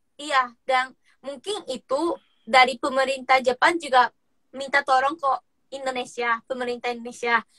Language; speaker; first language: Indonesian; non-native, fluent; Japanese